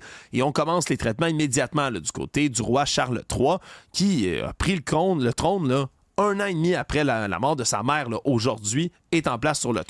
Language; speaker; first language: French; native; French